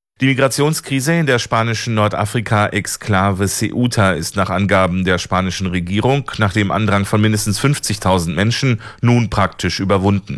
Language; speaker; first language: German; native; German